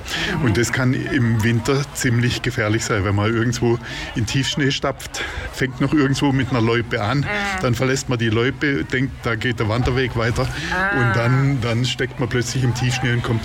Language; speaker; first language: German; native; German